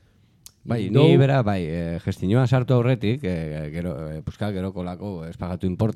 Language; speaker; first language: Basque; native; Basque